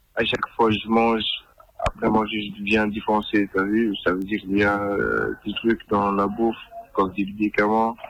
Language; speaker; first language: French; non-native, learner; Arabic